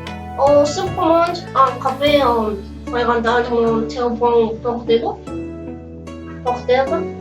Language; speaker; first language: French; non-native, learner; Spanish